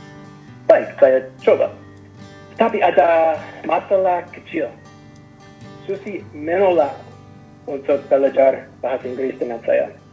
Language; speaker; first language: Indonesian; non-native, learner; English